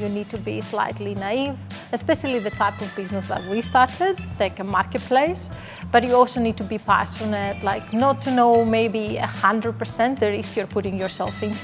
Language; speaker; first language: English; non-native, fluent; Greek